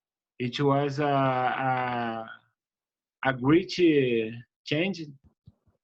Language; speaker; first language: English; non-native, learner; Portuguese